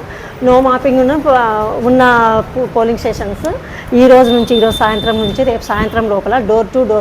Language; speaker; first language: Telugu; native; Telugu